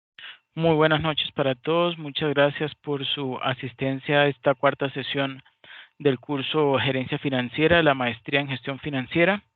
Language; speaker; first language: Spanish; native; Spanish